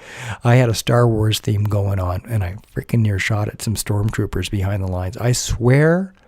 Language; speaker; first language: English; native; English